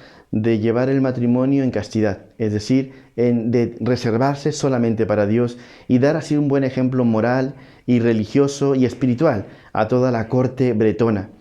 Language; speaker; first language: Spanish; native; Spanish